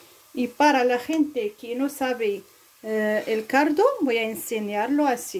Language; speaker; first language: Spanish; non-native, fluent; Arabic